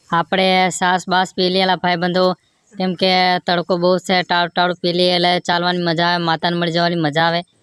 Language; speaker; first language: Gujarati; non-native, local second language; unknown